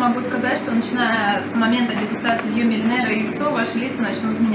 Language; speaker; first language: Russian; native; Russian